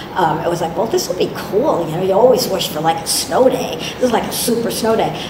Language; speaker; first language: English; native; English